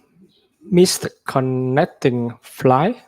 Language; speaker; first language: English; non-native, learner; Vietnamese